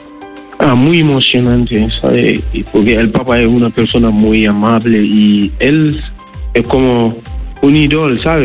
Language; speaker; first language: Spanish; non-native, learner; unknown